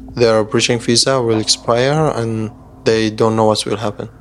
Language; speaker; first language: English; non-native, learner; Persian